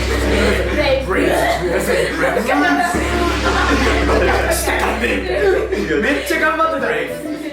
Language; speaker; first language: Japanese; native; Japanese